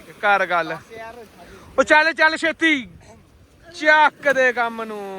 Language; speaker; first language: Punjabi; native; Punjabi